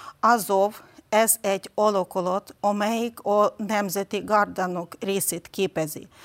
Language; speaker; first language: Hungarian; non-native, fluent; Ukrainian